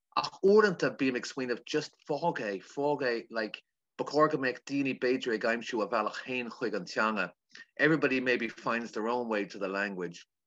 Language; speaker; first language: Irish; non-native, local second language; English